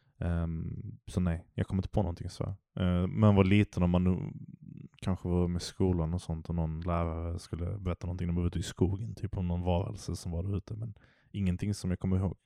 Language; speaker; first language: Swedish; early bilingual, other home language; Turkish